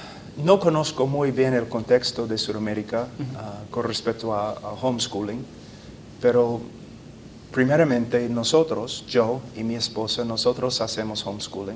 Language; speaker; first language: Spanish; non-native, fluent; English